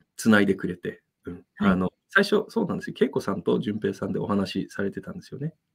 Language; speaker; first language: Japanese; native; Japanese